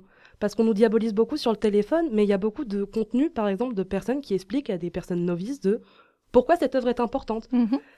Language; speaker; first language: French; native; French